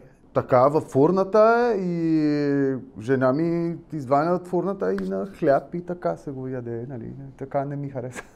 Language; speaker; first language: Bulgarian; non-native, learner; Spanish